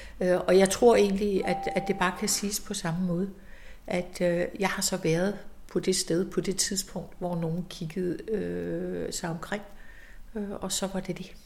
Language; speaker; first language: Danish; native; Danish